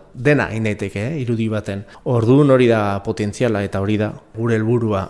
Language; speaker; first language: Basque; non-native, local second language; Spanish